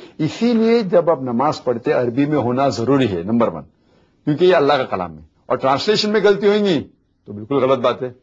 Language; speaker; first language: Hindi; non-native, local second language; Konkani